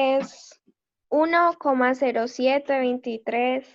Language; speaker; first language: Spanish; native; Spanish